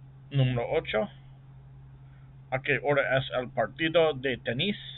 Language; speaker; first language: Spanish; non-native, learner; English